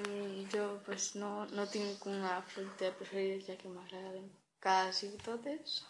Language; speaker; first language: Catalan; non-native, learner; Spanish